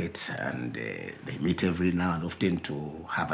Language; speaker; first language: English; non-native, local second language; Ganda